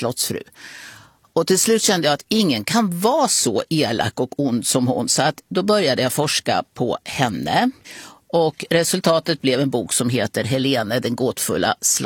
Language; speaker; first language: Swedish; native; Swedish